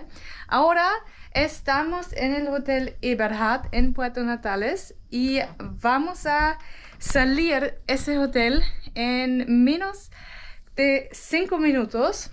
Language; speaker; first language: Spanish; non-native, learner; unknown